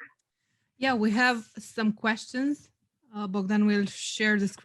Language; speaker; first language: English; non-native, fluent; Romanian